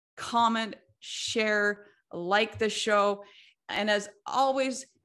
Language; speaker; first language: English; native; English